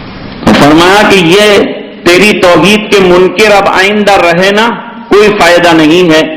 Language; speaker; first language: Urdu; native; Urdu